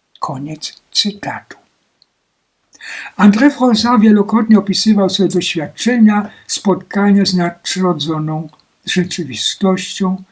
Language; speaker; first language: Polish; native; Polish